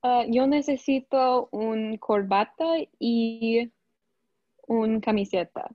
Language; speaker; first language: Spanish; non-native, learner; English